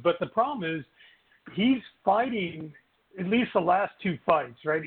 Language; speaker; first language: English; native; English